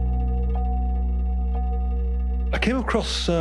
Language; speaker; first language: English; native; English